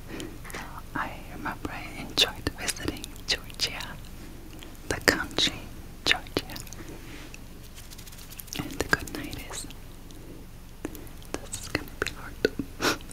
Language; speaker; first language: English; non-native, fluent; Turkish